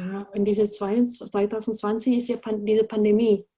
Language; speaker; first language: German; non-native, fluent; Indonesian